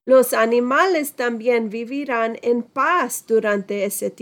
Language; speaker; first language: Spanish; non-native, fluent; English